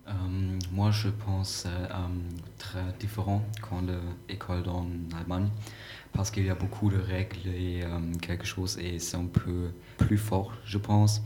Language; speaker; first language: French; non-native, learner; German